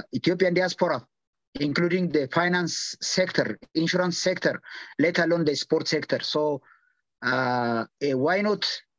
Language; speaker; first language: English; non-native, local second language; Amharic